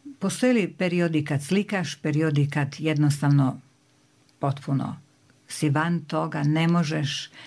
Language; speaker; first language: Serbian; native; Serbian